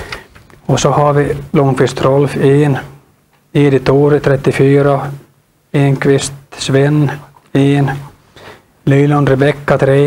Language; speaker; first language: Swedish; native; Swedish